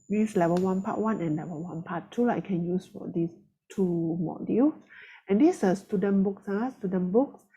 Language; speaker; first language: English; non-native, local second language; Chinese